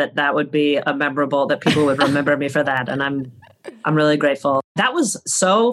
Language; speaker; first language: English; native; English